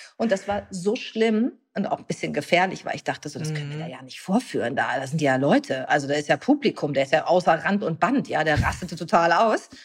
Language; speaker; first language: German; native; German